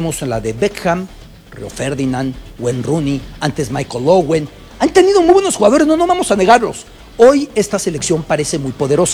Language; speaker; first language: Spanish; native; Spanish